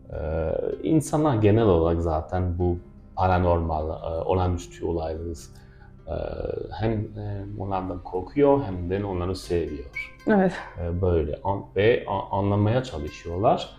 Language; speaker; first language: Turkish; non-native, fluent; French